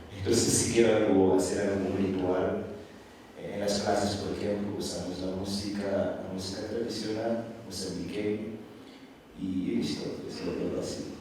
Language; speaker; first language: Spanish; non-native, fluent; Tsonga